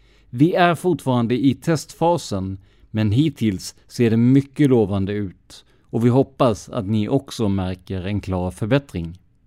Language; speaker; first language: Swedish; native; Swedish